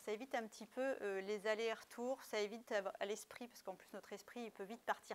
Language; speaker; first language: French; native; French